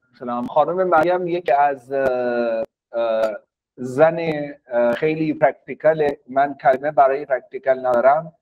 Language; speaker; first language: Persian; non-native, fluent; Urdu